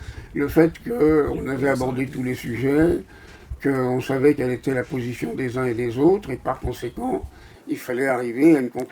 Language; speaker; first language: French; native; French